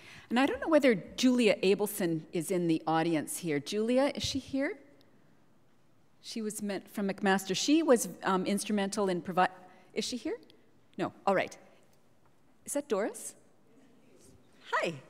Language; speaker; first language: English; native; English